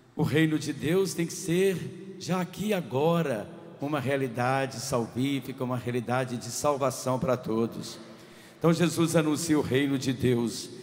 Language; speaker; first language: Portuguese; native; Portuguese